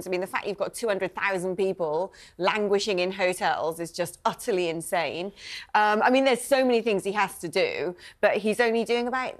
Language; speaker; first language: English; native; English